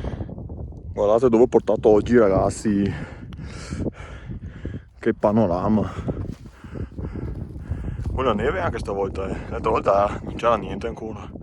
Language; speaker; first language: Italian; native; Italian